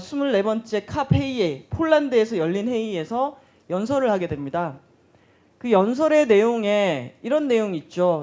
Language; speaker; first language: Korean; native; Korean